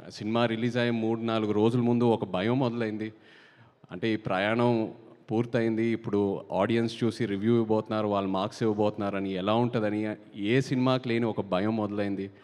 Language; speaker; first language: Telugu; native; Telugu